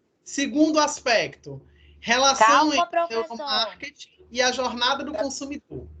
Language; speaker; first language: Portuguese; native; Portuguese